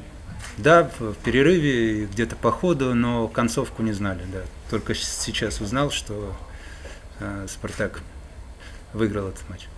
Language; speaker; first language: Russian; native; Russian